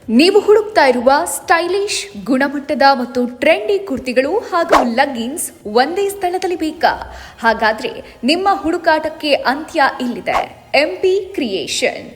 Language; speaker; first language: Kannada; native; Kannada